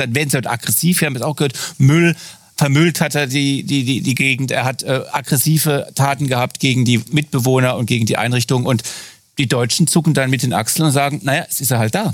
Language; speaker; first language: German; native; German